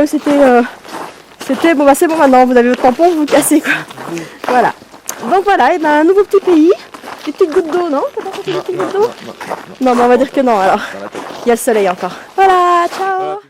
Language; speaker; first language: French; native; French